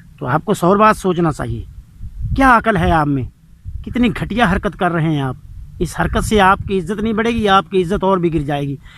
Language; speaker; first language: Urdu; native; Urdu